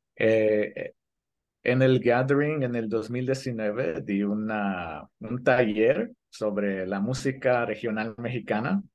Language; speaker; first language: Spanish; early bilingual, heritage; Spanish